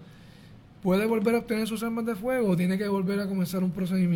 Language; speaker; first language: Spanish; native; Spanish